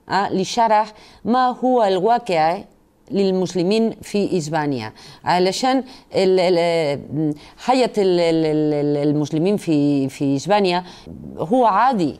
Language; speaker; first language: Arabic; non-native, fluent; Spanish